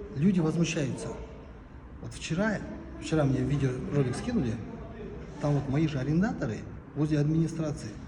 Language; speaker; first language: Russian; non-native, local second language; Kazakh